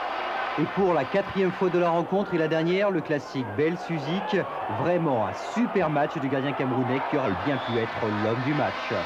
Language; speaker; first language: French; native; French